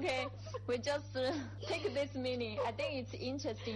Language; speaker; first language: English; non-native, fluent; Chinese